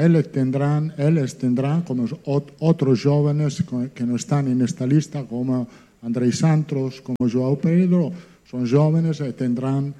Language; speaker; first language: Portuguese; non-native, learner; Italian